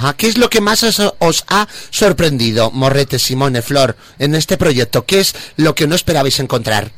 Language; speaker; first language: Spanish; native; Spanish